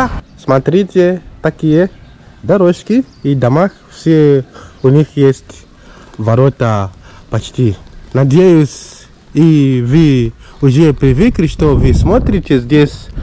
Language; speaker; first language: Russian; non-native, fluent; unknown